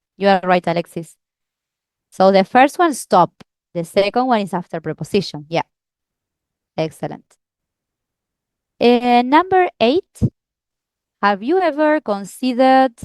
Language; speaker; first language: English; non-native, fluent; Spanish